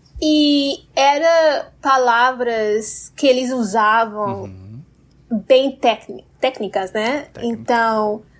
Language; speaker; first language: Portuguese; non-native, fluent; English